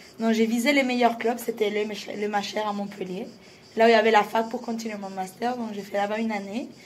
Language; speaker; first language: French; non-native, fluent; Spanish